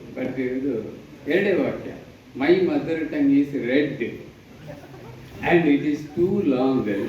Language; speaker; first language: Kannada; non-native, local second language; Tulu